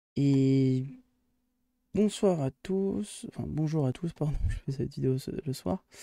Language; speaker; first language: French; native; French